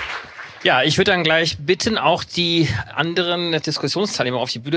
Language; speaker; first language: German; native; German